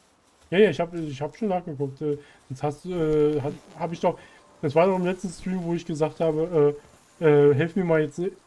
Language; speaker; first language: German; native; German